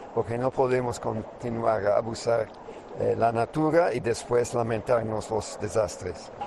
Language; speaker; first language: Spanish; non-native, fluent; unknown